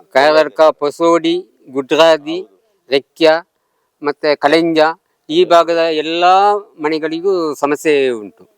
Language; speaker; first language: Kannada; native; Kannada